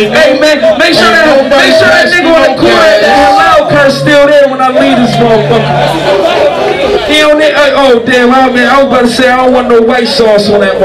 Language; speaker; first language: English; native; English